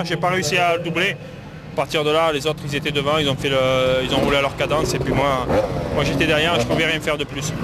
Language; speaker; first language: French; native; French